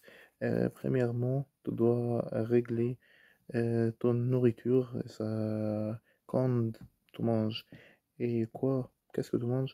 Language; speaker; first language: French; non-native, fluent; Arabic